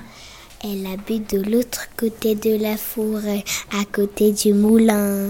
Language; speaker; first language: French; non-native, learner; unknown